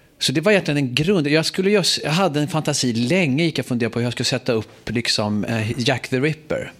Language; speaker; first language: Swedish; native; Swedish